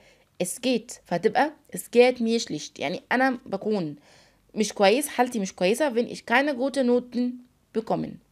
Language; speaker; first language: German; non-native, fluent; Arabic